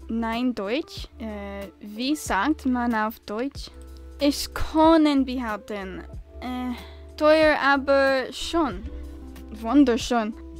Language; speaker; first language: German; non-native, learner; English